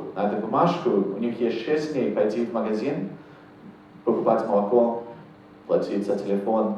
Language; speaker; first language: Russian; non-native, fluent; English